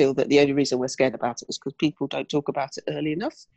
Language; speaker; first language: English; native; English